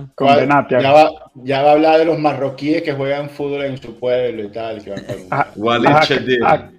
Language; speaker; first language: Spanish; native; Spanish